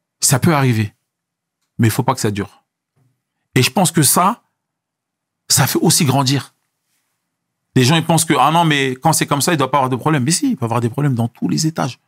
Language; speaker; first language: French; early bilingual, other home language; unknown